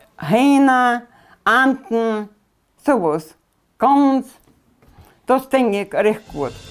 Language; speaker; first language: German; early bilingual, heritage; German